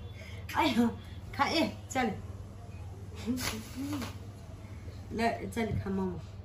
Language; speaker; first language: Chinese; non-native, learner; Nepali